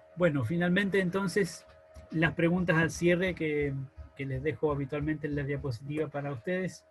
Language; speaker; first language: Spanish; native; Spanish